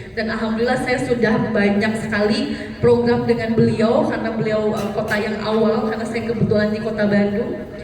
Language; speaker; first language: Indonesian; native; Indonesian